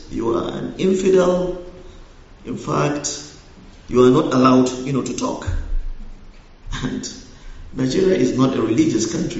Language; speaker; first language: English; non-native, local second language; Hausa